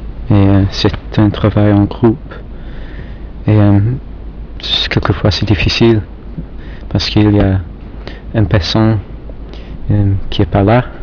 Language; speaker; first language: French; non-native, fluent; English